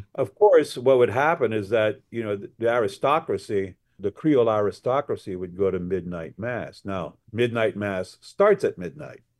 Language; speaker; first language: English; early bilingual, other home language; French